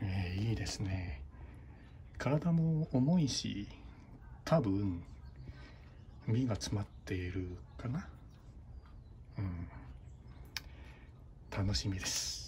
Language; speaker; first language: Japanese; non-native, fluent; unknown